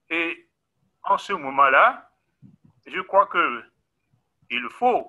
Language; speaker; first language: French; non-native, local second language; Ewe